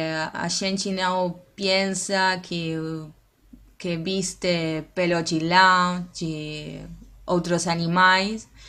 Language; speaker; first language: Portuguese; non-native, learner; Spanish